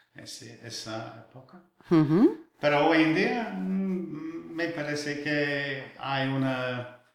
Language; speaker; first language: Spanish; non-native, fluent; English